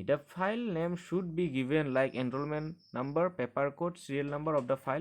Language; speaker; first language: English; non-native, local second language; Assamese